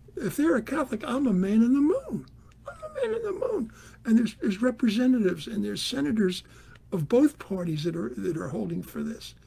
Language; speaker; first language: English; native; English